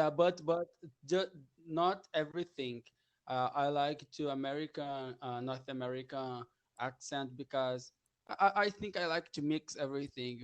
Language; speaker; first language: English; non-native, learner; Portuguese